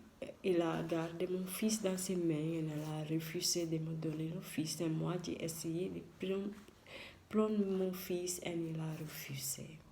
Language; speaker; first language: French; non-native, learner; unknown